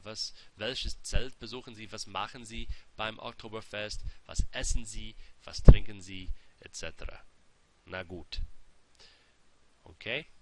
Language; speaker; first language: German; non-native, fluent; English